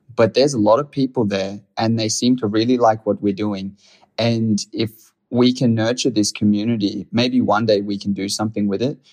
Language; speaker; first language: English; native; English